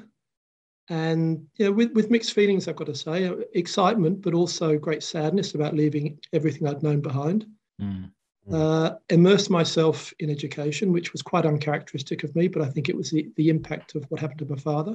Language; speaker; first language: English; native; English